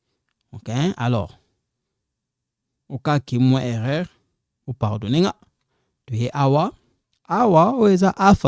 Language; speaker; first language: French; non-native, local second language; Lingala